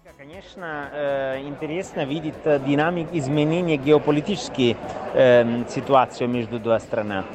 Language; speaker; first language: Russian; non-native, fluent; Italian